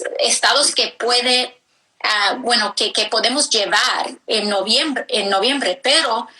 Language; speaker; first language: Spanish; early bilingual, heritage; English